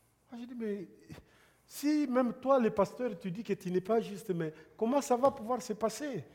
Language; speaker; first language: French; non-native, local second language; Lingala